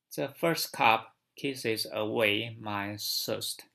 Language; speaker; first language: English; non-native, learner; Chinese